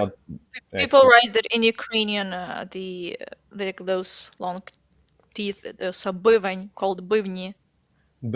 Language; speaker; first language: English; non-native, fluent; Ukrainian